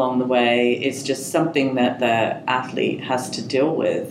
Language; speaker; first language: English; native; English